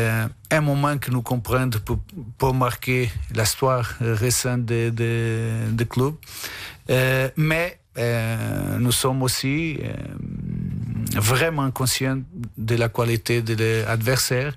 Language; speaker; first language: French; non-native, fluent; Portuguese